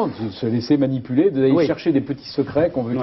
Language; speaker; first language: French; native; French